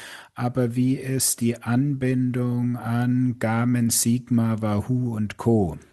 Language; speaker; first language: German; native; German